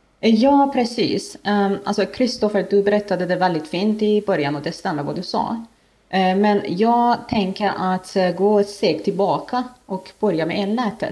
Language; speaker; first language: Swedish; non-native, fluent; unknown